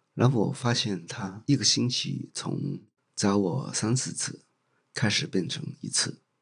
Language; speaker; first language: Chinese; non-native, local second language; Cantonese